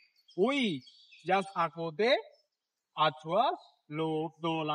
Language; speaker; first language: French; non-native, learner; Bangla